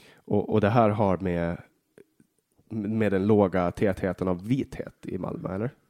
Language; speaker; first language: Swedish; native; Swedish